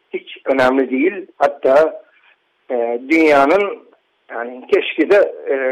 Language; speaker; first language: Turkish; native; Turkish